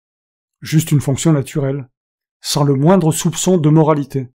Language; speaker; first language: French; native; French